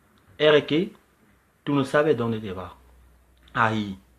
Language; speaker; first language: Spanish; non-native, learner; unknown